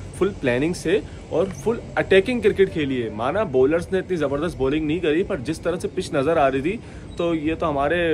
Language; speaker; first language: Urdu; native; Urdu